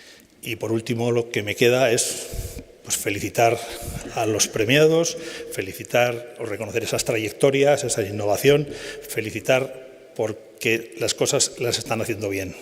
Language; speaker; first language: Spanish; native; Spanish